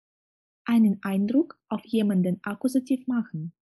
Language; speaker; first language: German; non-native, fluent; Russian